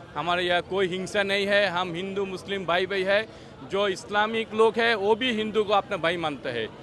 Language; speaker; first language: Hindi; non-native, fluent; Bangla